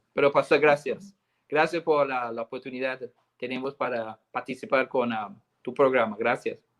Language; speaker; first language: Spanish; non-native, fluent; English